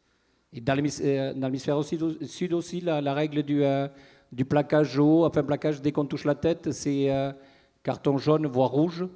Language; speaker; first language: French; native; French